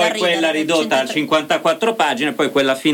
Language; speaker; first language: Italian; native; Italian